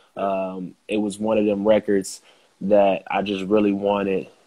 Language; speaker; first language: English; native; English